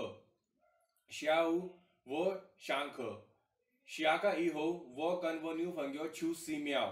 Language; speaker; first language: Chinese; non-native, learner; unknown